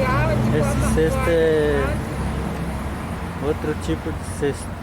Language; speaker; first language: Portuguese; non-native, local second language; Guarani